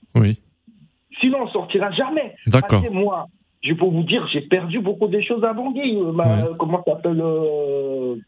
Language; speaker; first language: French; non-native, local second language; Sango